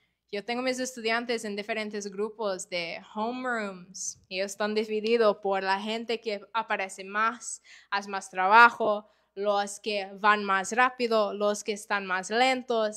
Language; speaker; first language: Spanish; non-native, fluent; English